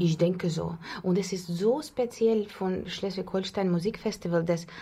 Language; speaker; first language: German; non-native, fluent; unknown